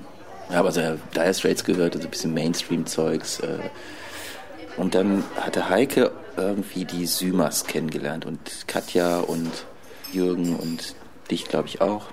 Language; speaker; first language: German; native; German